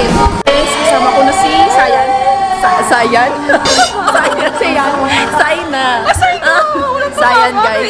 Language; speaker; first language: Filipino; native; Filipino